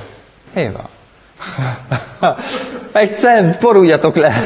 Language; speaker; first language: Hungarian; native; Hungarian